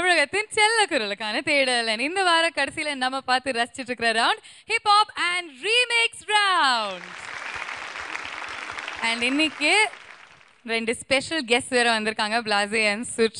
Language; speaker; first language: Tamil; native; Tamil